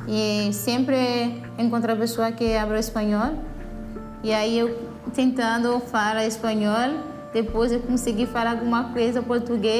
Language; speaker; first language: Portuguese; non-native, learner; Haitian Creole